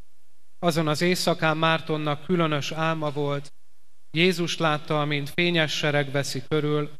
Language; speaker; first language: Hungarian; native; Hungarian